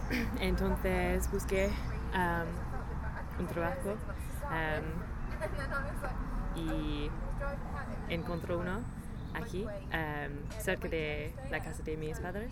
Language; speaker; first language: Spanish; non-native, learner; English